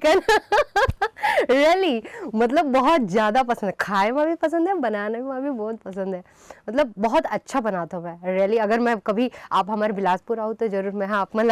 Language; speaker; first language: Hindi; non-native, local second language; Chhattisgarhi